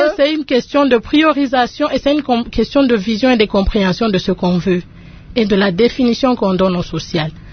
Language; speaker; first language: French; non-native, local second language; Lingala